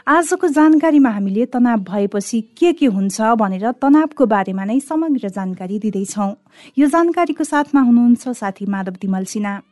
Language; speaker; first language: Nepali; native; Nepali